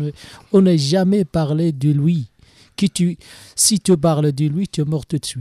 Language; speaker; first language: French; non-native, learner; Arabic